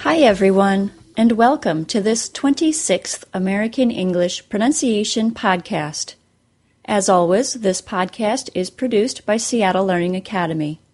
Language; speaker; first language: English; native; English